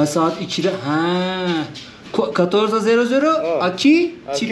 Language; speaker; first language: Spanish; non-native, learner; Turkish